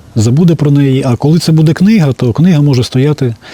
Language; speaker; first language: Ukrainian; native; Ukrainian